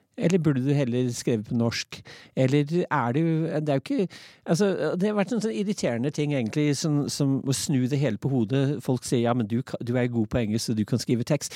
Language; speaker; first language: Norwegian; early bilingual, other home language; English